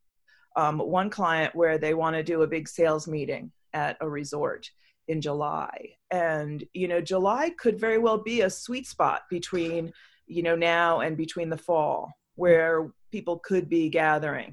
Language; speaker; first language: English; native; English